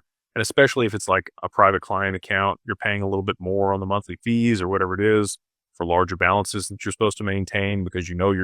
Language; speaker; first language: English; native; English